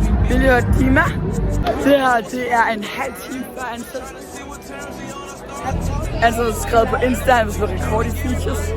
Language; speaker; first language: Danish; native; Danish